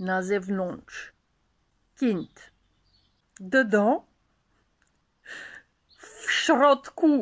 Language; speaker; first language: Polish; non-native, learner; Hungarian